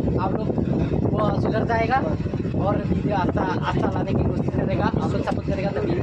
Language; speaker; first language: Hindi; non-native, local second language; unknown